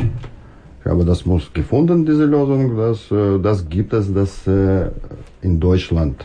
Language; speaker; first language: German; non-native, learner; Russian